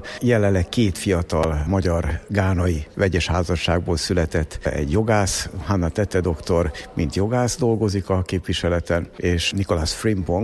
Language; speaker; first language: Hungarian; native; Hungarian